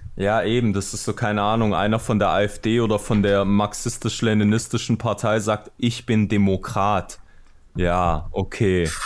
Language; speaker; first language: German; early bilingual, other home language; Albanian